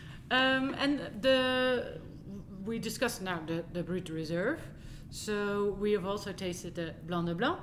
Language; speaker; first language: English; non-native, fluent; Dutch